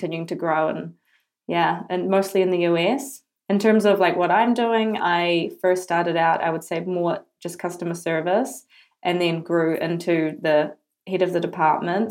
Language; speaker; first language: English; native; English